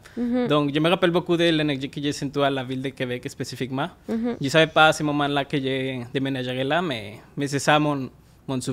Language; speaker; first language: French; non-native, fluent; Spanish